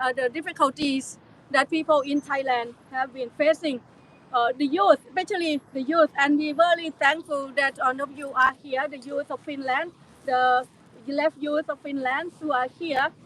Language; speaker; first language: English; non-native, fluent; Thai